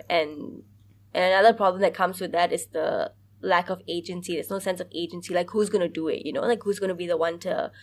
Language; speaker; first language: English; early bilingual, other home language; Hindi